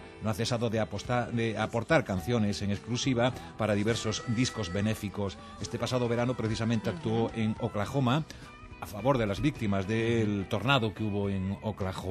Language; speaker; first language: Spanish; native; Spanish